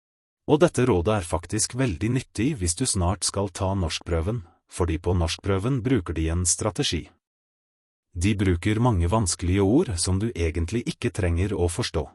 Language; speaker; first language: Norwegian; non-native, fluent; Russian